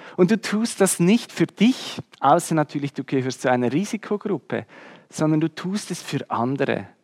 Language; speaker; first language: German; native; German